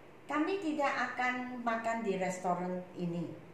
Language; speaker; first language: Malay; non-native, local second language; Chinese